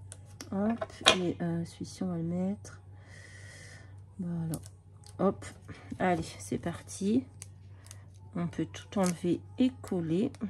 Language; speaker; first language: French; native; French